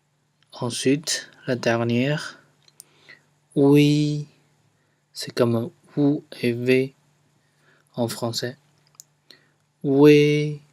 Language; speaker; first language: French; non-native, fluent; Chinese